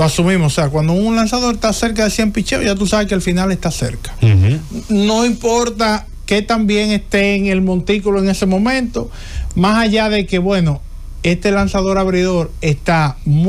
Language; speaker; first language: Spanish; native; Spanish